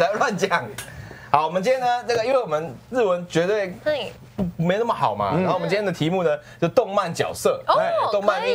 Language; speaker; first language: Chinese; native; Chinese